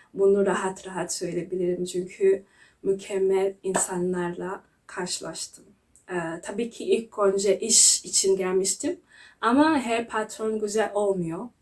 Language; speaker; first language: Turkish; non-native, learner; Kinyarwanda